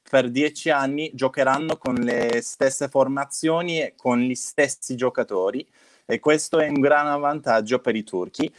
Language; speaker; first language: Italian; non-native, fluent; Turkish